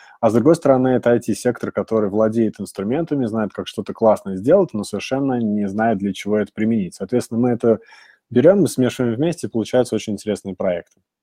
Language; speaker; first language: Russian; native; Russian